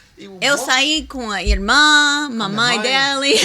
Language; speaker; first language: Portuguese; non-native, learner; English